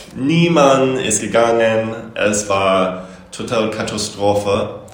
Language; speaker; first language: German; non-native, learner; English